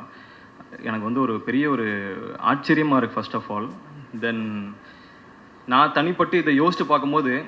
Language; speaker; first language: Tamil; native; Tamil